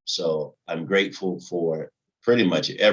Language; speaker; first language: English; native; English